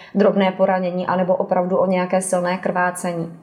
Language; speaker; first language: Czech; native; Czech